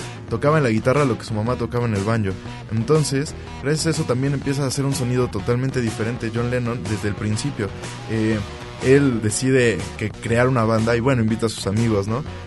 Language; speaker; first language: Spanish; native; Spanish